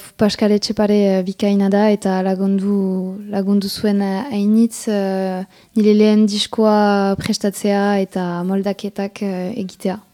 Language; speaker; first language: Basque; non-native, local second language; French